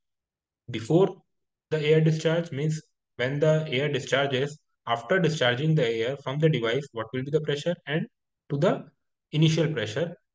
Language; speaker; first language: English; non-native, local second language; Hindi